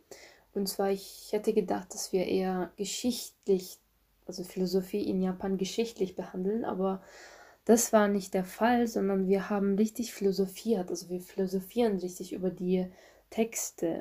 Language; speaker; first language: German; non-native, fluent; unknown